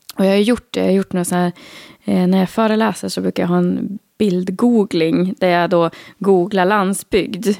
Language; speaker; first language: Swedish; native; Swedish